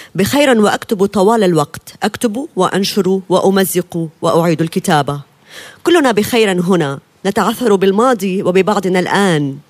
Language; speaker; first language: Arabic; native; Arabic